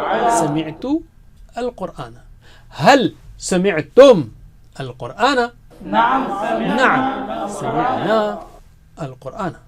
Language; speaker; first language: Arabic; non-native, fluent; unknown